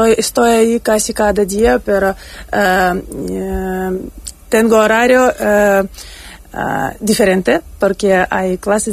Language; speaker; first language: Spanish; non-native, learner; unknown